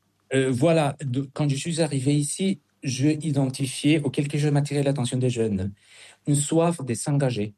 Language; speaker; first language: French; non-native, fluent; Spanish